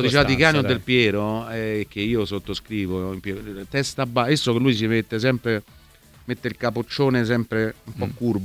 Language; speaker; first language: Italian; native; Italian